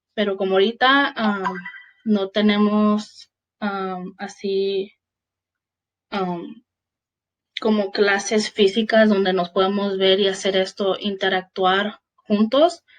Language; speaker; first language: Spanish; early bilingual, heritage; Spanish